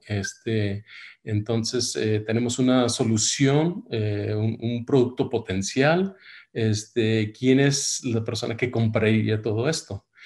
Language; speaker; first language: Spanish; early bilingual, heritage; Spanish